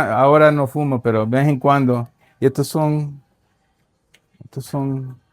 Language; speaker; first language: Spanish; non-native, learner; English